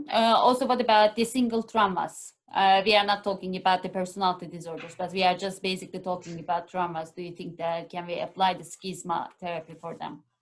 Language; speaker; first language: English; non-native, fluent; Turkish